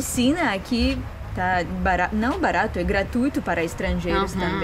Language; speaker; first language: Portuguese; non-native, learner; Russian